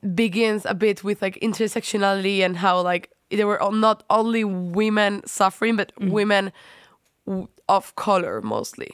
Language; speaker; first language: English; non-native, fluent; Spanish